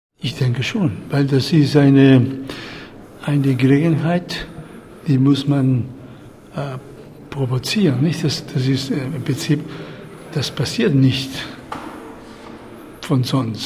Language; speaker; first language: German; non-native, fluent; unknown